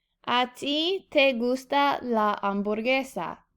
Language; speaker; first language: Spanish; non-native, fluent; English